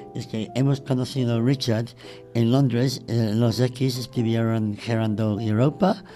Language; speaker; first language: Spanish; non-native, learner; English